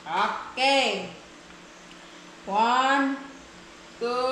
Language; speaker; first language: English; non-native, local second language; Cebuano